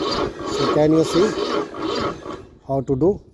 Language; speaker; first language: English; non-native, learner; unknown